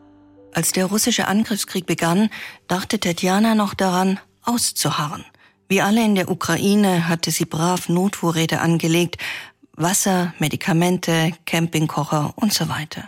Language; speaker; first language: German; native; German